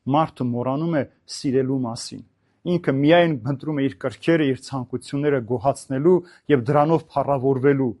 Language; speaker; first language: Armenian; native; Armenian